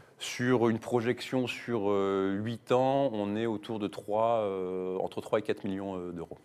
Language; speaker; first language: French; native; French